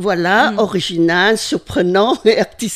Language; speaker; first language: French; non-native, fluent; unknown